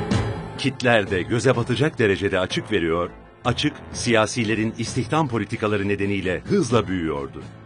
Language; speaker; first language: Turkish; native; Turkish